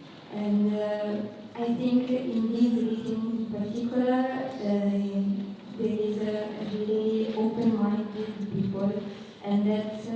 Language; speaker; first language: English; non-native, learner; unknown